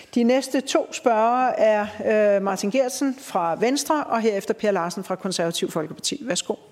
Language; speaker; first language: Danish; native; Danish